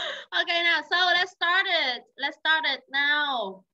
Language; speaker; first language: English; non-native, learner; Vietnamese